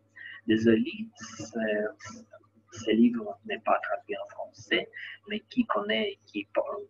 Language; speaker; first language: French; non-native, learner; Ukrainian